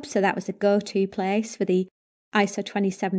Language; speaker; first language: English; native; English